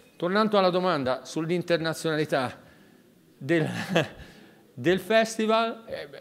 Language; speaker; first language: Italian; native; Italian